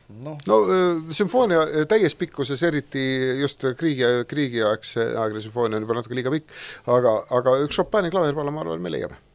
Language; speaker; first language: Estonian; native; Estonian